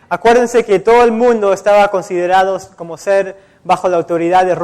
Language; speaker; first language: Spanish; native; Spanish